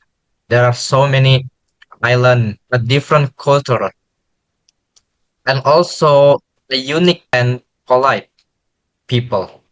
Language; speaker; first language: English; non-native, learner; Indonesian